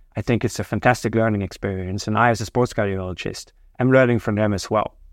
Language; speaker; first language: English; non-native, fluent; Norwegian